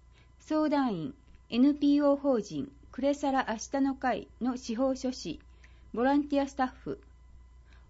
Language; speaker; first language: Japanese; native; Japanese